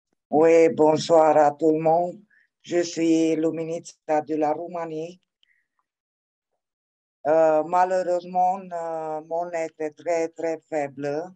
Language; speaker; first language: French; non-native, fluent; Romanian